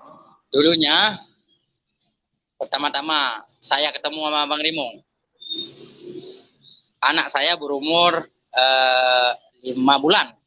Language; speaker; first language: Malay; non-native, local second language; Achinese